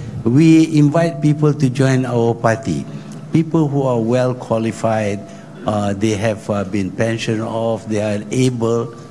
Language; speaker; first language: English; non-native, local second language; Malay